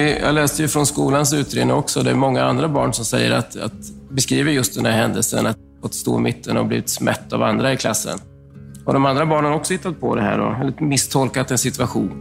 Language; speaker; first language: Swedish; native; Swedish